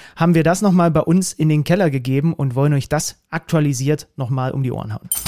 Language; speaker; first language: German; native; German